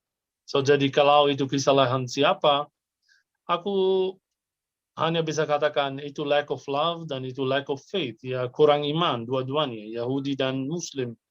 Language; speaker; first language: Indonesian; non-native, fluent; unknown